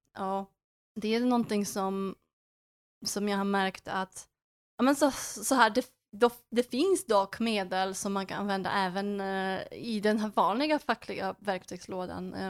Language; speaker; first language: Swedish; non-native, fluent; Polish